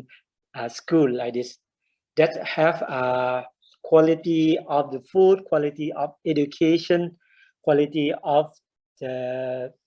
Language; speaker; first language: English; non-native, learner; Thai